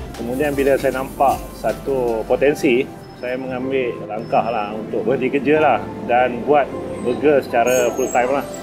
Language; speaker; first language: Malay; native; Malay